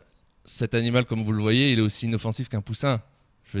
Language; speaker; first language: French; native; French